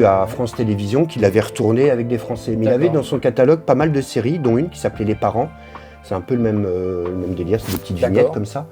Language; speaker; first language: French; native; French